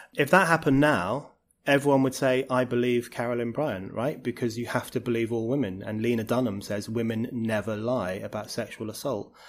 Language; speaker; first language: English; native; English